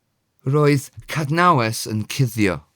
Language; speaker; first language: Welsh; non-native, fluent; English